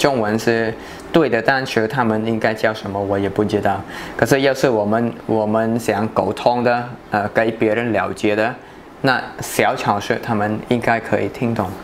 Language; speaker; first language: Chinese; non-native, fluent; Khmer